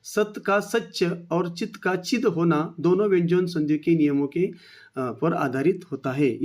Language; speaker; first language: Hindi; non-native, local second language; Marathi